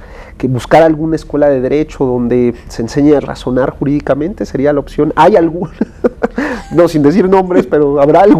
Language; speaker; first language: Spanish; native; Spanish